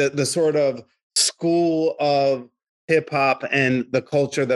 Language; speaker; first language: English; native; English